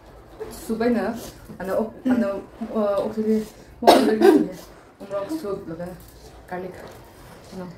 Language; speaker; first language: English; non-native, local second language; Tangkhul Naga (India)